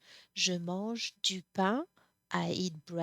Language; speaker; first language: French; non-native, fluent; English